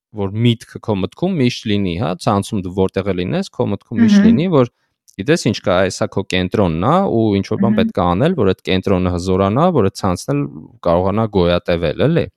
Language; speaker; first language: Armenian; native; Armenian